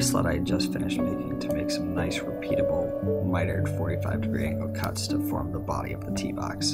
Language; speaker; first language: English; native; English